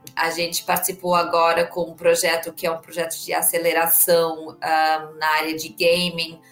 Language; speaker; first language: Portuguese; non-native, fluent; German